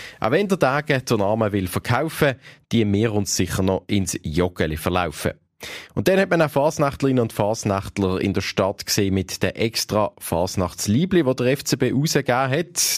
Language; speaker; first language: German; native; German